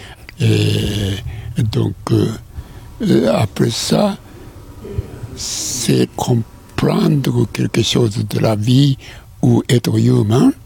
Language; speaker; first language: French; non-native, learner; Japanese